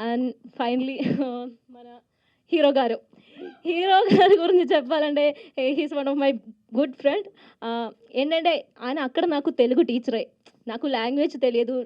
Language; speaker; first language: Telugu; non-native, local second language; Malayalam